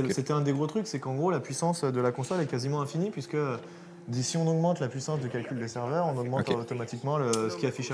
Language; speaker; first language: French; native; French